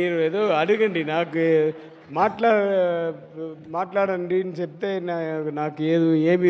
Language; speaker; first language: Telugu; non-native, learner; Tamil